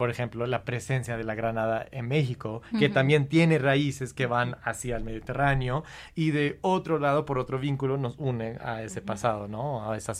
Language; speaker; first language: Spanish; early bilingual, heritage; Spanish